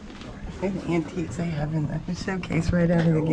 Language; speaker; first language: English; native; English